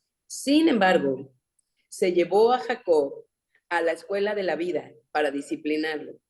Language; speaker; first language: Spanish; native; Spanish